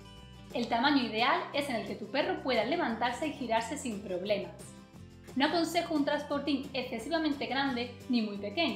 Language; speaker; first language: Spanish; native; Spanish